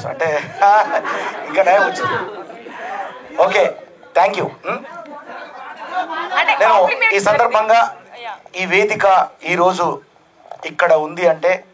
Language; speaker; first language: Telugu; native; Telugu